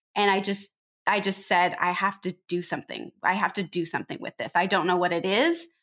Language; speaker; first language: English; native; English